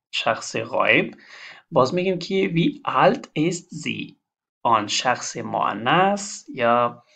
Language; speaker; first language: Persian; non-native, local second language; Pashto